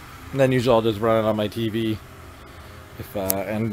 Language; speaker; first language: English; native; English